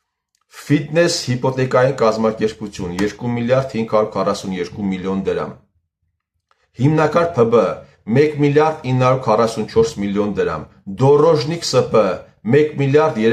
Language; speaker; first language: Armenian; native; Armenian